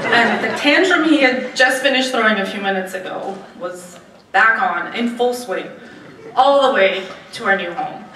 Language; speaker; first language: English; early bilingual, other home language; Romanian